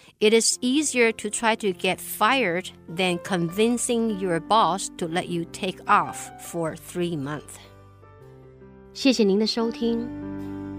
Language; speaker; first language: English; non-native, fluent; Chinese